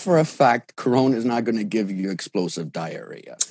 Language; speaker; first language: English; early bilingual, other home language; Portuguese